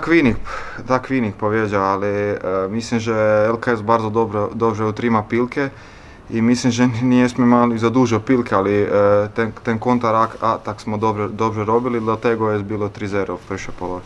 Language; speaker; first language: Polish; non-native, learner; Croatian